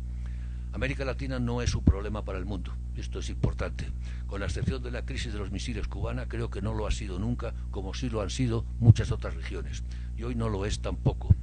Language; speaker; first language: Spanish; native; Spanish